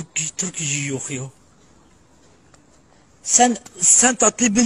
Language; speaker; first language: Turkish; non-native, learner; Arabic